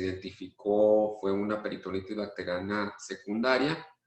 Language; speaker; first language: Spanish; native; Spanish